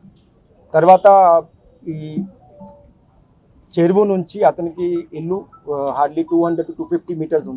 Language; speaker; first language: Telugu; non-native, fluent; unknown